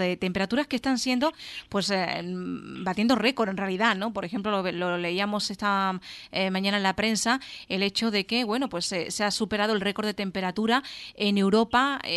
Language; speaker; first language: Spanish; native; Spanish